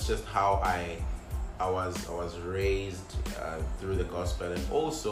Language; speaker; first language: English; non-native, local second language; Zulu